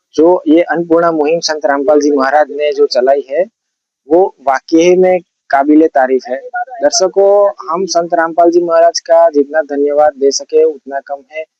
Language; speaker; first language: Hindi; non-native, local second language; Gujarati